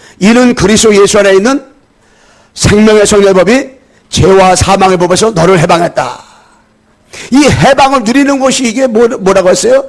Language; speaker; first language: Korean; native; Korean